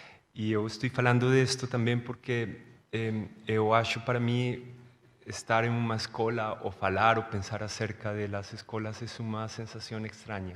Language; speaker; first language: Portuguese; non-native, learner; Spanish